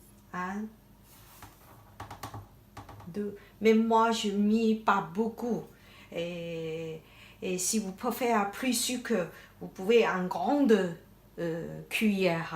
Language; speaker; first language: French; non-native, learner; Thai